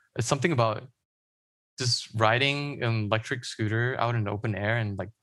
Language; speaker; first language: English; non-native, local second language; Chinese